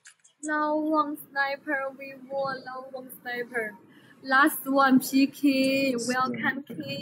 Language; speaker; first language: English; non-native, learner; Chinese